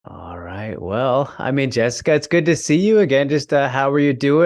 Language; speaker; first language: English; native; English